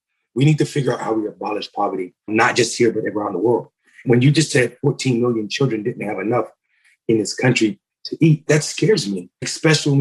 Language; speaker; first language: English; native; English